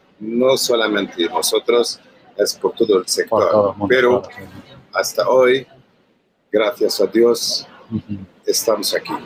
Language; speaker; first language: Spanish; non-native, learner; Arabic